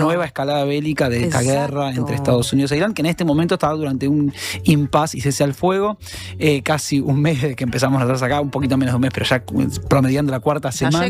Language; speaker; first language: Spanish; native; Spanish